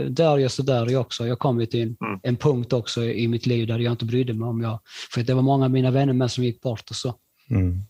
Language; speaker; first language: Swedish; early bilingual, other home language; Spanish